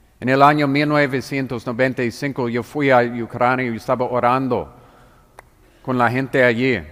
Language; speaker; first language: Spanish; non-native, fluent; English